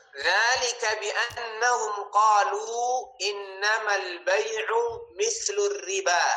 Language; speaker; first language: Arabic; non-native, fluent; Indonesian